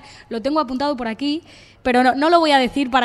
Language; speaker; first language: Spanish; native; Spanish